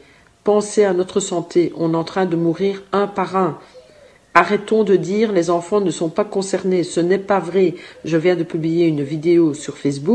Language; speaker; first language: French; native; French